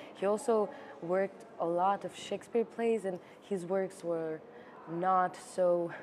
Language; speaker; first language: English; non-native, fluent; Romanian